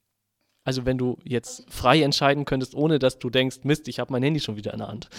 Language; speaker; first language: German; native; German